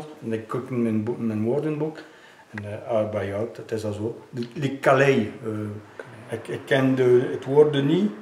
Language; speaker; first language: Dutch; non-native, local second language; French